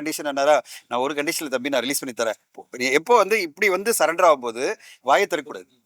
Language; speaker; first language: Tamil; native; Tamil